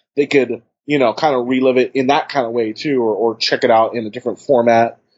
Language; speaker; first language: English; native; English